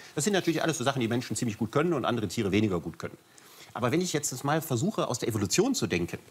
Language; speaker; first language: German; native; German